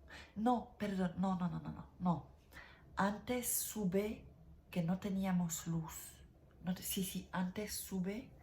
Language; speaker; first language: Spanish; non-native, learner; French